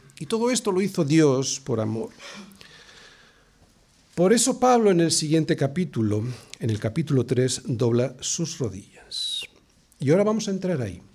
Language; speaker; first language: Spanish; native; Spanish